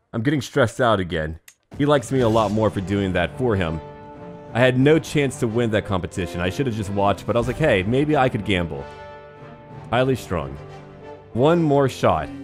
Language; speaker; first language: English; native; English